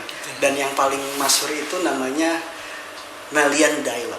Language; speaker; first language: Indonesian; native; Indonesian